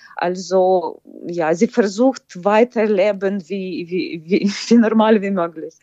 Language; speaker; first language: German; non-native, fluent; Ukrainian